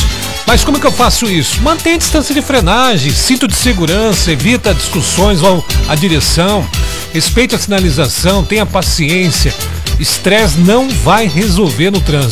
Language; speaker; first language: Portuguese; native; Portuguese